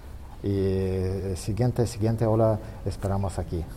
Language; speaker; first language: Spanish; non-native, learner; Ukrainian